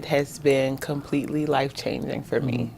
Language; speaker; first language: English; native; English